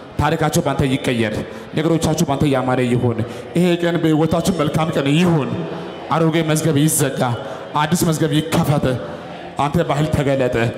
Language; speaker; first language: Amharic; non-native, local second language; Wolaytta